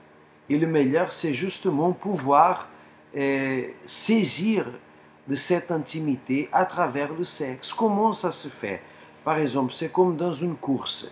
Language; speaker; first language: French; non-native, fluent; Portuguese